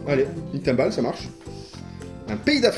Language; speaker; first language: French; native; French